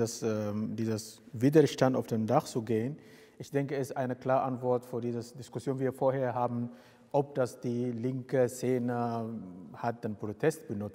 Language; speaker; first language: German; non-native, fluent; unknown